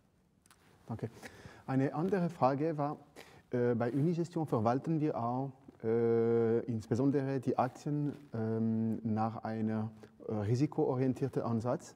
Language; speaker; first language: German; non-native, fluent; French